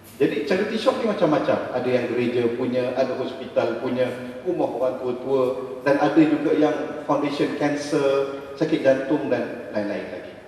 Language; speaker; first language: Malay; native; Malay